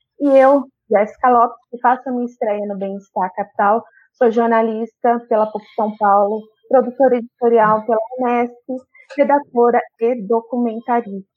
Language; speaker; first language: Portuguese; native; Portuguese